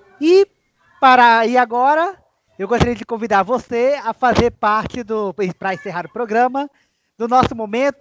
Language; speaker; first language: Portuguese; native; Portuguese